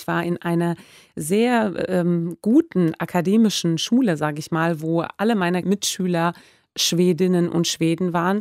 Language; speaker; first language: German; non-native, fluent; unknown